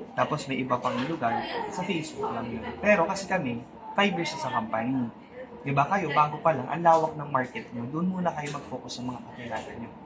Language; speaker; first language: Filipino; native; Filipino